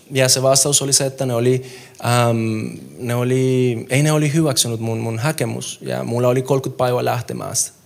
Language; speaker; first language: Finnish; non-native, fluent; Spanish